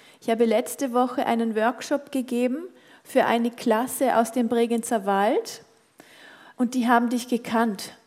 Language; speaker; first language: German; native; German